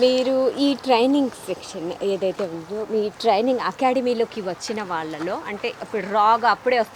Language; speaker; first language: Telugu; native; Telugu